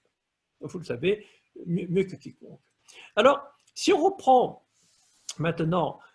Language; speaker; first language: French; native; French